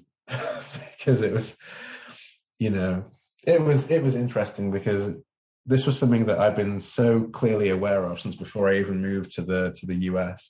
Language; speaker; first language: English; native; English